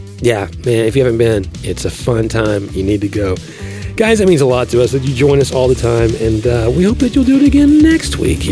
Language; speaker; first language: English; native; English